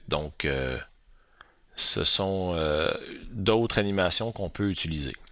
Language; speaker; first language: French; native; French